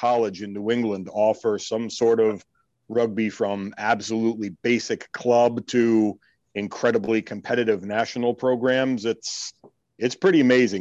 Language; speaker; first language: English; native; English